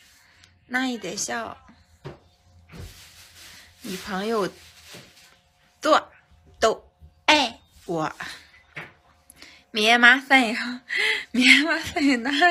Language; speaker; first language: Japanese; non-native, learner; Chinese